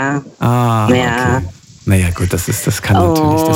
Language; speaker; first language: German; native; German